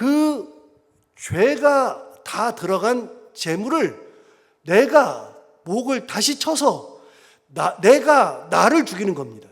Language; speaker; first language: Korean; native; Korean